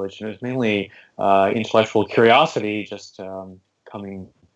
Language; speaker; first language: English; native; English